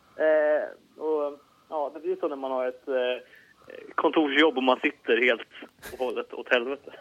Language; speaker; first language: Swedish; native; Swedish